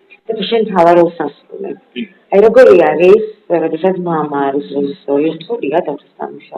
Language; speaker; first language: Georgian; native; Georgian